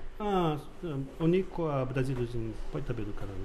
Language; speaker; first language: Japanese; non-native, learner; Portuguese